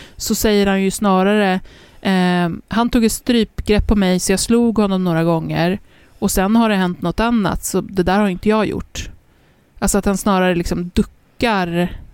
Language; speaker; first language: Swedish; native; Swedish